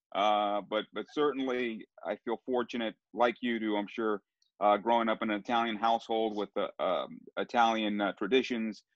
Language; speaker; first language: English; early bilingual, other home language; Sicilian